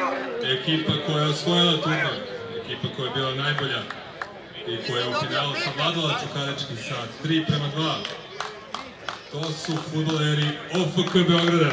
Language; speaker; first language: Croatian; native; Croatian